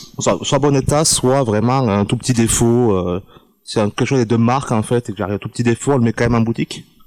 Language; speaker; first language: French; native; French